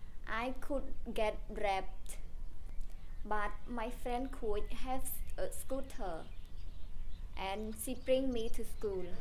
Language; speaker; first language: English; non-native, learner; Khmer